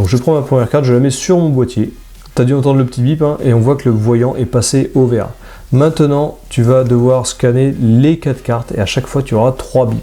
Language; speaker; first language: French; native; French